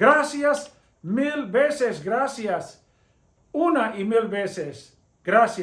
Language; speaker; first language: Spanish; non-native, fluent; English